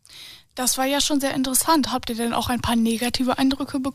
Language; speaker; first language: German; native; German